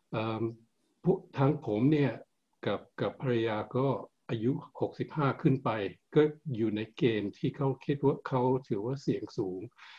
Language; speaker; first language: Thai; early bilingual, heritage; Thai